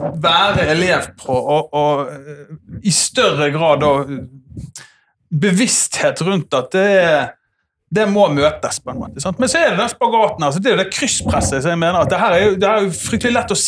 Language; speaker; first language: Norwegian; native; Norwegian